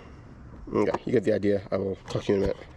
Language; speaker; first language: English; native; English